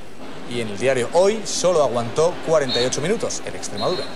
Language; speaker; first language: Spanish; native; Spanish